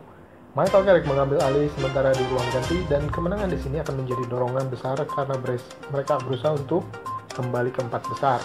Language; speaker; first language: Indonesian; native; Indonesian